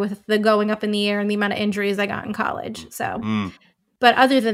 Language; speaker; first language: English; native; English